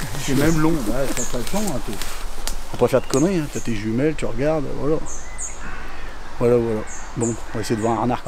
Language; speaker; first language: French; native; French